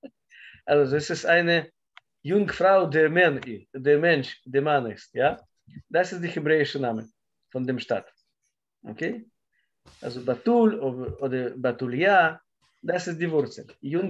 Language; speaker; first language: German; non-native, learner; Russian